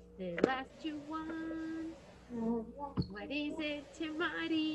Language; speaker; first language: English; non-native, learner; Portuguese